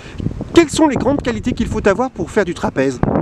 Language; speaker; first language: French; native; French